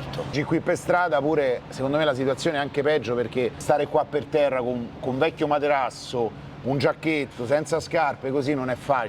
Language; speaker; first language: Italian; native; Italian